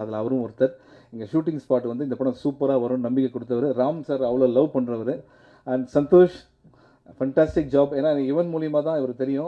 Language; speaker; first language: Tamil; native; Tamil